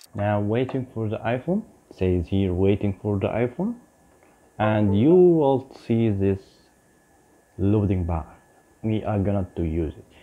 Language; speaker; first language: English; non-native, learner; Arabic